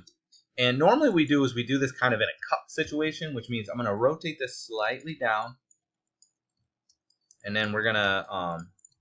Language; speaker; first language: English; native; English